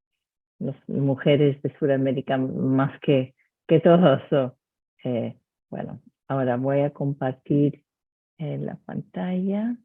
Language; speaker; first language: Spanish; early bilingual, heritage; Spanish